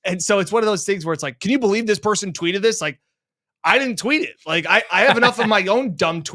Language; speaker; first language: English; native; English